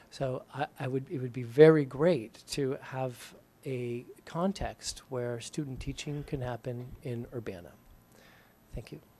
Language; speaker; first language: English; native; English